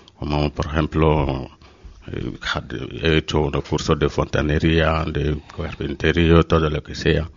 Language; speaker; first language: Spanish; non-native, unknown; Wolof